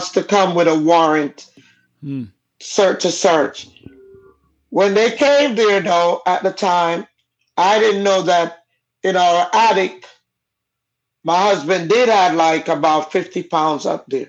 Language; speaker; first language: English; non-native, local second language; Jamaican Creole English